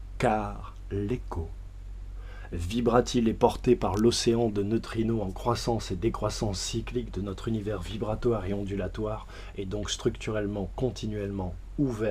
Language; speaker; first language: French; native; French